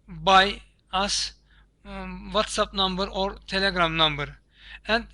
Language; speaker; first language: English; non-native, learner; Turkish